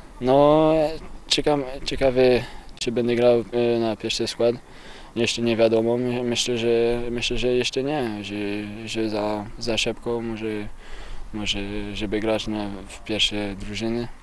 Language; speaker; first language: Polish; non-native, learner; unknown